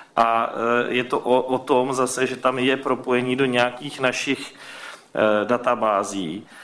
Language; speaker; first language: Czech; native; Czech